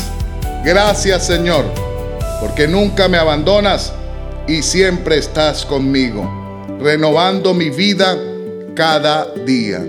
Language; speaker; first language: Spanish; native; Spanish